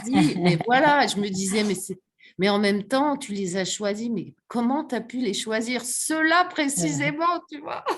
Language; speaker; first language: French; native; French